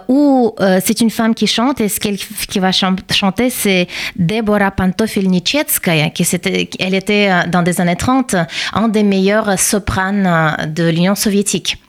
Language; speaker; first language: French; non-native, fluent; Russian